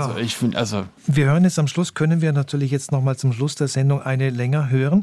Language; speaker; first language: German; native; German